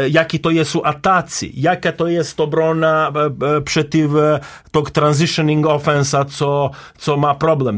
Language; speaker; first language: Polish; non-native, learner; Serbian